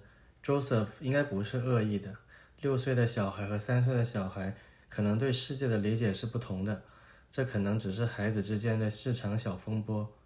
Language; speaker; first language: Chinese; native; Chinese